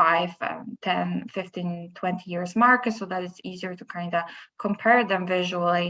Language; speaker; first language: English; non-native, fluent; Polish